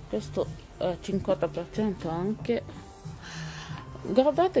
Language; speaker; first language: Italian; non-native, learner; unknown